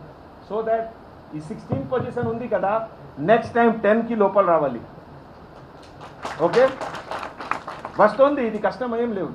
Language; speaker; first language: Telugu; non-native, fluent; Hindi